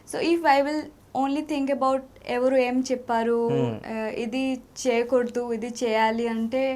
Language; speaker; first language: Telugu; non-native, local second language; Odia